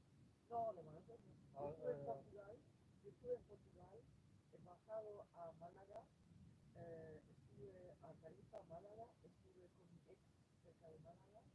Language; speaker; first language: Spanish; non-native, fluent; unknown